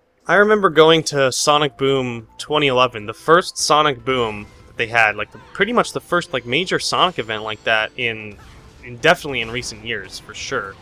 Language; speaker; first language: English; native; English